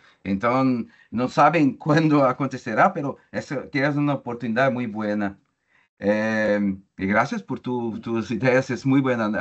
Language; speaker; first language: Spanish; non-native, learner; Portuguese